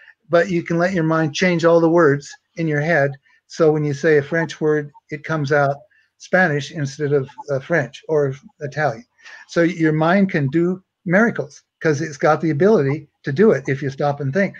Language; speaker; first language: English; native; English